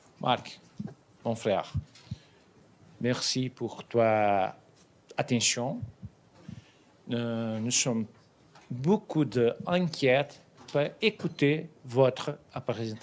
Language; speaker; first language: French; non-native, learner; Portuguese